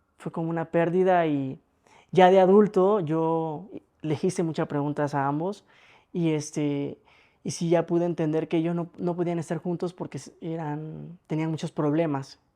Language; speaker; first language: Spanish; native; Spanish